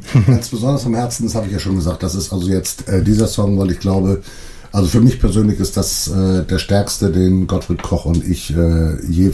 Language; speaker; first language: German; native; German